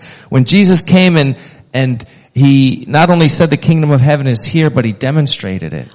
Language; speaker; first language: English; native; English